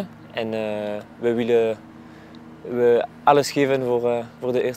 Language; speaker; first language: Dutch; non-native, local second language; Spanish